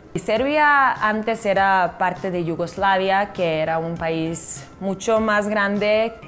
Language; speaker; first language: Spanish; non-native, fluent; Serbian